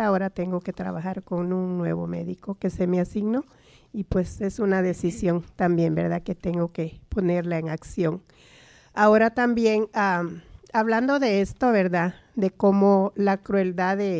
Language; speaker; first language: Spanish; native; Spanish